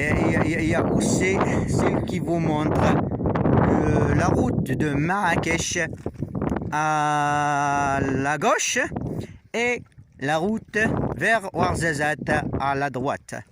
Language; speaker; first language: French; non-native, learner; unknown